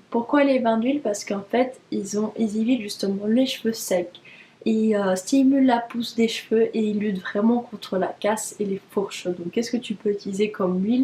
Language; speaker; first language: French; native; French